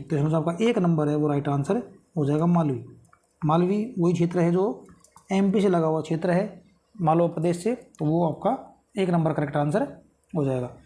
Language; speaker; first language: Hindi; native; Hindi